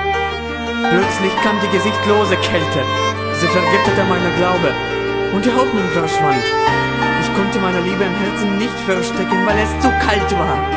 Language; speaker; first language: German; non-native, learner; Russian